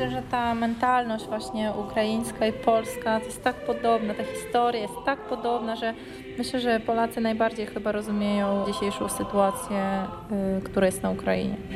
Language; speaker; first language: Polish; non-native, fluent; Ukrainian